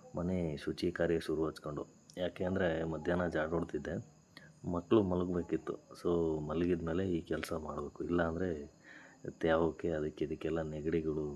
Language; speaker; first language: Kannada; native; Kannada